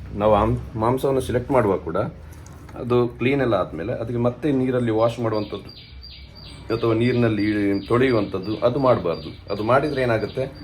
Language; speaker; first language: Kannada; non-native, local second language; Tulu